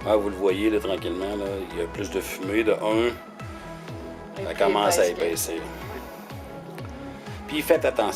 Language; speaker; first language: French; native; French